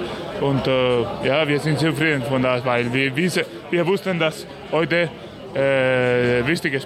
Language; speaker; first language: German; non-native, learner; Spanish